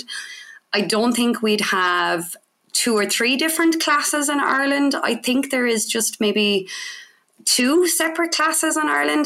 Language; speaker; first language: English; native; English